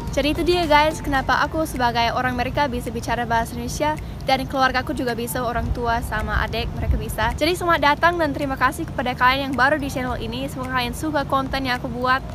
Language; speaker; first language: Indonesian; early bilingual, other home language; English